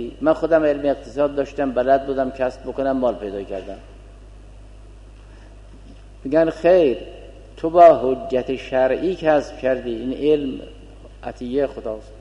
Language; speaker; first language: Persian; native; Persian